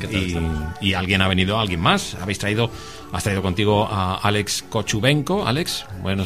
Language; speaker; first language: Spanish; native; Spanish